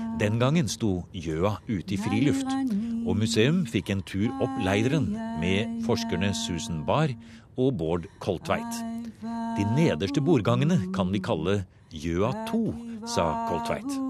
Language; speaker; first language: Norwegian; native; Norwegian